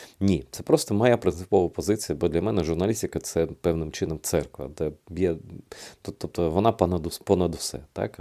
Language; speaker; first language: Ukrainian; non-native, fluent; Russian